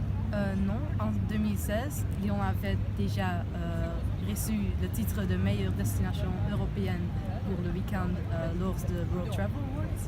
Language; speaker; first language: French; non-native, learner; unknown